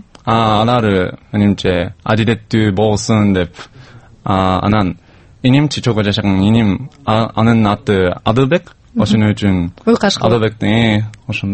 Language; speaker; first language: Kyrgyz; non-native, learner; Japanese